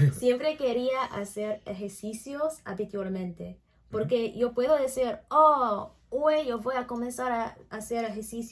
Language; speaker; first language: Spanish; non-native, learner; English